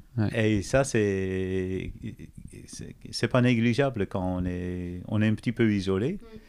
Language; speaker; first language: French; non-native, fluent; Dutch